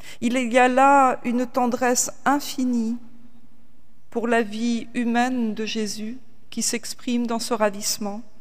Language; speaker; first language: French; native; French